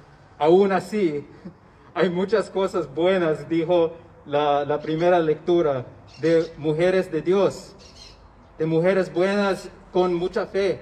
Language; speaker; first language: Spanish; non-native, learner; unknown